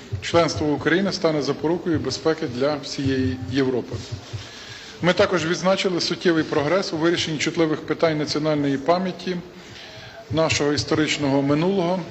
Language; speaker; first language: Ukrainian; native; Ukrainian